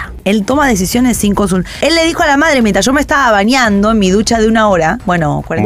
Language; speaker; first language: Spanish; native; Spanish